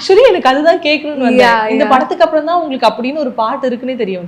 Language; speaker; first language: Tamil; native; Tamil